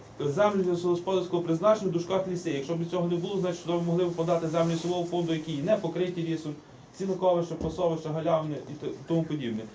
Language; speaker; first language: Ukrainian; native; Ukrainian